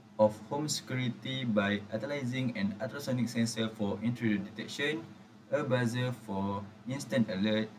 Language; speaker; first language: English; non-native, local second language; Malay